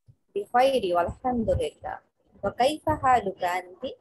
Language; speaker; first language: Arabic; non-native, learner; Urdu